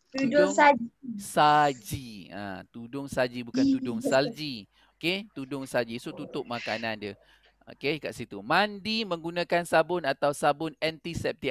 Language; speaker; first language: Malay; native; Malay